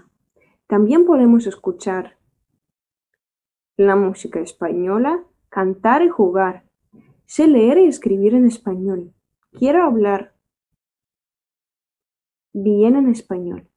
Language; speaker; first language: Spanish; non-native, fluent; Russian